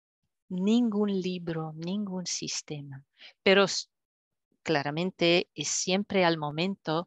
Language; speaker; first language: Spanish; non-native, fluent; French